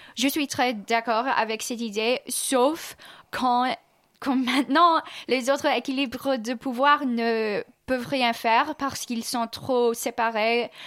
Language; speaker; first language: French; non-native, fluent; English